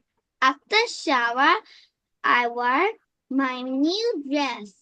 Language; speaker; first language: English; non-native, learner; Bangla